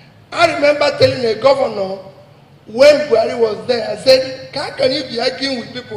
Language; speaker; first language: English; non-native, local second language; Igbo